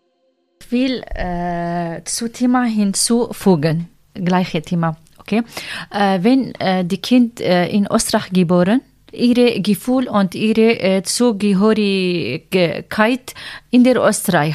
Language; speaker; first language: German; non-native, learner; Arabic